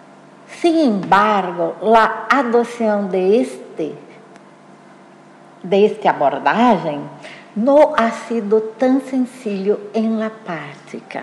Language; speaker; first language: Spanish; non-native, fluent; Portuguese